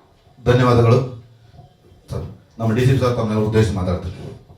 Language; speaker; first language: Kannada; native; Kannada